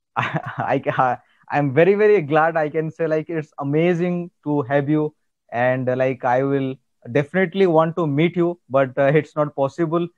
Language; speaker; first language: English; non-native, local second language; Odia